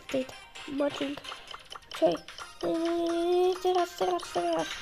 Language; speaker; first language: Polish; non-native, learner; Slovak